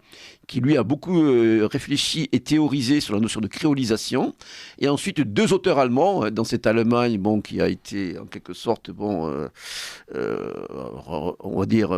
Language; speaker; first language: French; native; French